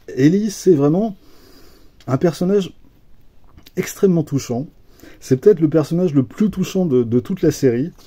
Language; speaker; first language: French; native; French